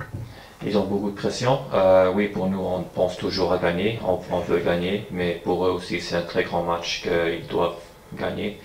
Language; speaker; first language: French; non-native, fluent; English